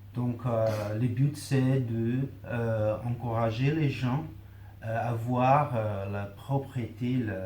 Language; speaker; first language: French; non-native, fluent; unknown